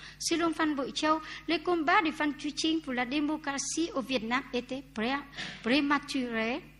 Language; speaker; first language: French; non-native, fluent; Vietnamese